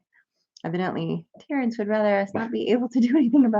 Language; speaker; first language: English; native; English